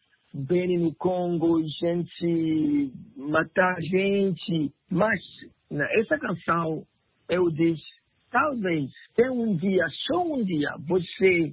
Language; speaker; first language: Portuguese; non-native, learner; French